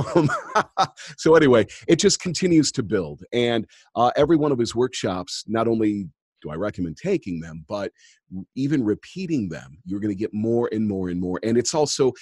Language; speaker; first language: English; native; English